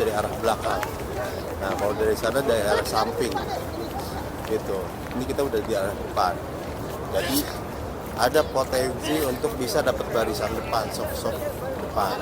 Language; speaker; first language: Indonesian; native; Indonesian